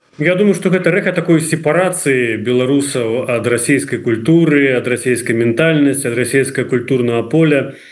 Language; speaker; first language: Belarusian; non-native, local second language; Russian